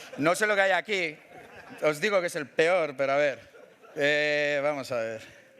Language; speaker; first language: Spanish; native; Spanish